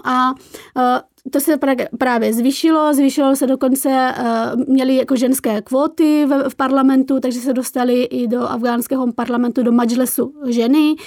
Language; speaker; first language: Czech; early bilingual, other home language; Persian